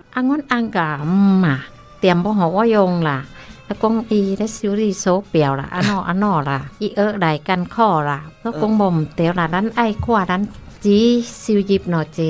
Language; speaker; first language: Min Nan Chinese; non-native, learner; Northeastern Thai